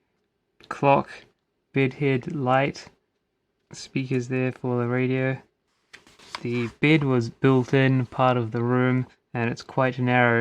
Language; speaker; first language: English; native; English